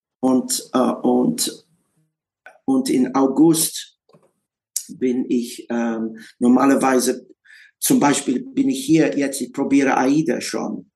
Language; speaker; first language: German; non-native, learner; English